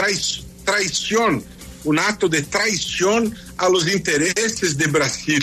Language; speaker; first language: Spanish; non-native, fluent; Portuguese